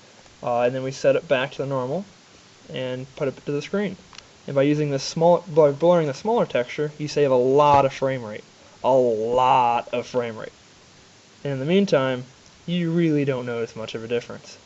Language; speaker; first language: English; native; English